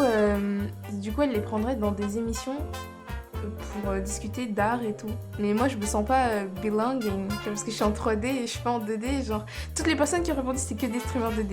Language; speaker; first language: French; native; French